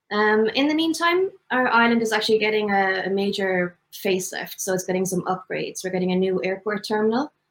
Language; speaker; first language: English; native; English